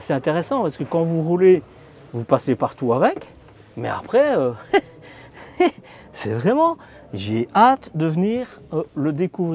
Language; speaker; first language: French; native; French